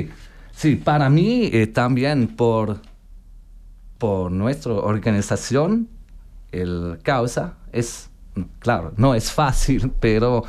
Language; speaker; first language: Spanish; non-native, learner; German